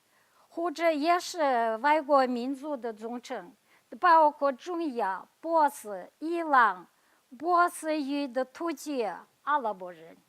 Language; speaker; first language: Chinese; non-native, fluent; Kazakh